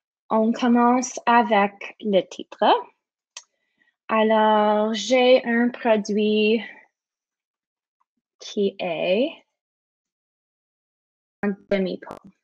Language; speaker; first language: French; non-native, learner; English